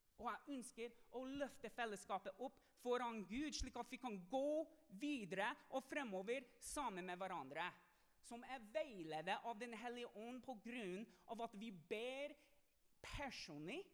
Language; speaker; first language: Norwegian; non-native, fluent; English